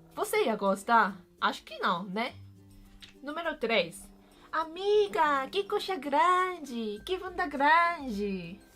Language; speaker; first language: Portuguese; non-native, fluent; Korean